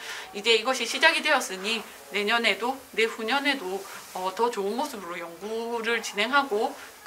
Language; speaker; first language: Korean; native; Korean